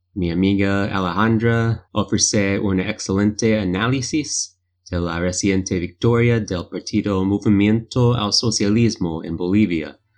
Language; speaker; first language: Spanish; non-native, learner; English